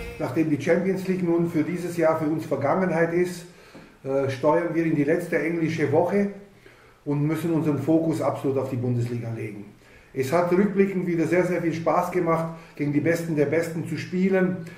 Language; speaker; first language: German; native; German